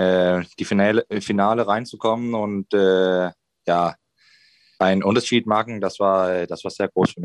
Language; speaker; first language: German; non-native, fluent; Danish